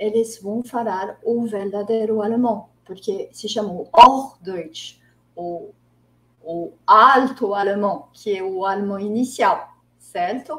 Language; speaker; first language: Portuguese; non-native, fluent; French